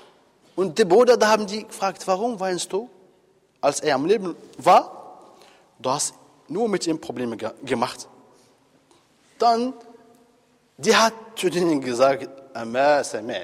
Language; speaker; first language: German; non-native, fluent; Arabic